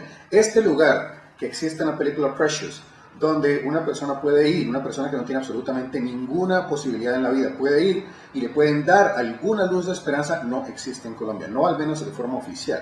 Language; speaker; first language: Spanish; native; Spanish